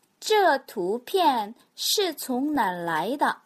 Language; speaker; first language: Chinese; non-native, fluent; Korean